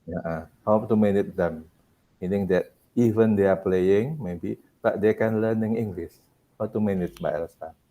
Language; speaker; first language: English; non-native, learner; Indonesian